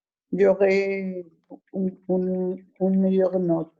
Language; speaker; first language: French; non-native, learner; Spanish